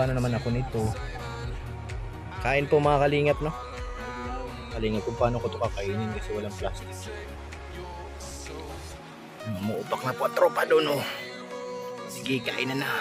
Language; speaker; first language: Filipino; non-native, local second language; Cebuano